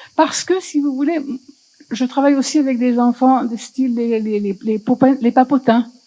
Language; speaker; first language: French; native; French